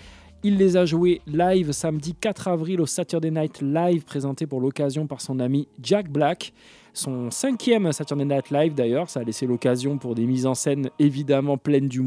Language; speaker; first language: French; native; French